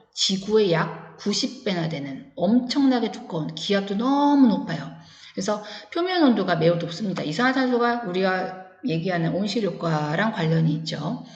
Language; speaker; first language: Korean; native; Korean